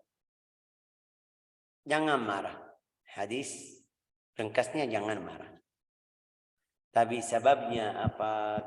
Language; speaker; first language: Indonesian; non-native, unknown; Arabic